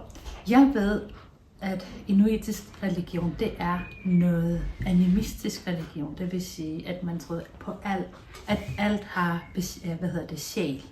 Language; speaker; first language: Danish; non-native, local second language; Kalaallisut